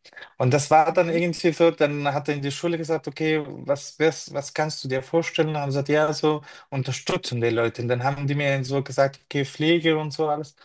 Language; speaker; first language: German; non-native, fluent; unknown